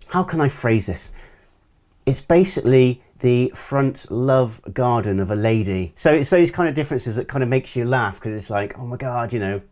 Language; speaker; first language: English; native; English